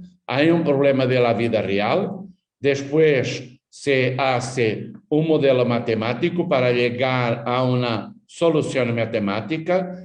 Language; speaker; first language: Spanish; non-native, fluent; Portuguese